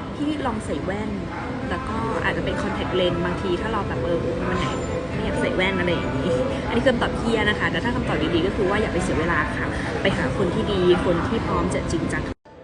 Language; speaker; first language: Thai; non-native, local second language; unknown